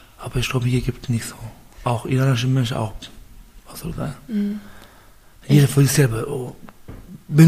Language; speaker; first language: German; non-native, learner; Persian